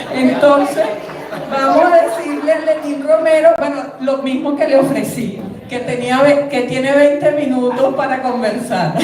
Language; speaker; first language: Spanish; native; Spanish